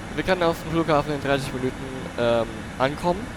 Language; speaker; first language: German; non-native, learner; English